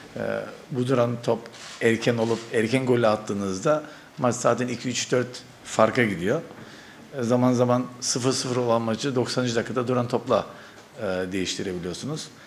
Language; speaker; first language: Turkish; early bilingual, heritage; Turkish